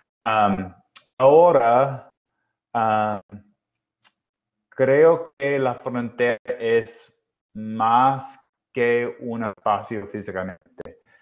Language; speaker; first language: Spanish; non-native, learner; English